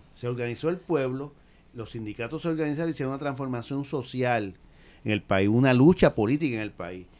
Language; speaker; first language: Spanish; native; Spanish